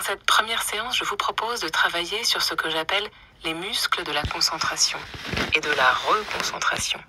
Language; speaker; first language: French; native; French